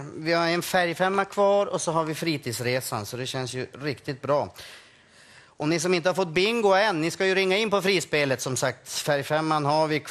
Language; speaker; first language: Swedish; native; Swedish